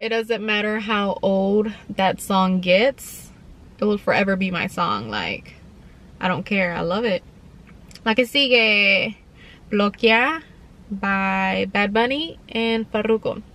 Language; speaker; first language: English; early bilingual, other home language; Spanish